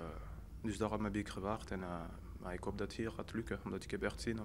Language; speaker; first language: Dutch; non-native, fluent; French